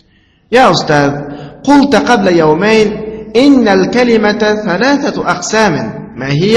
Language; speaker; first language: Arabic; non-native, fluent; Uzbek